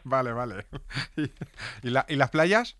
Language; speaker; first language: Spanish; native; Spanish